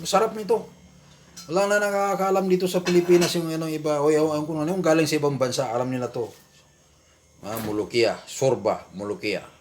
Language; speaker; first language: Filipino; non-native, local second language; Iloko